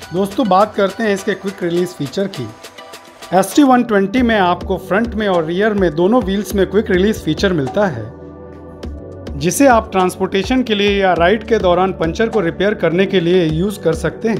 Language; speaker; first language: Hindi; native; Hindi